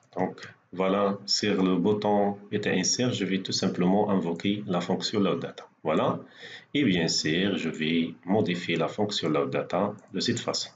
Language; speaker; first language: French; non-native, local second language; Arabic